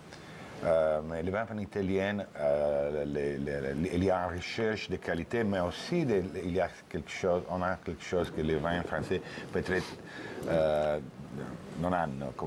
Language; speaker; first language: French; non-native, learner; Italian